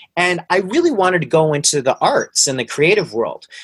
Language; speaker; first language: English; early bilingual, other home language; Hindi